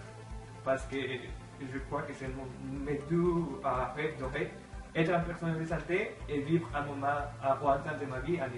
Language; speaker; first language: French; non-native, learner; Spanish